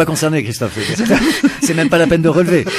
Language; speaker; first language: French; native; French